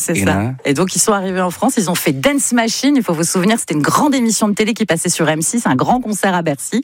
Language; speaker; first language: French; native; French